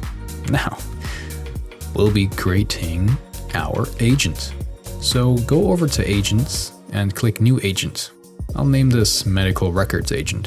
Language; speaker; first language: English; native; English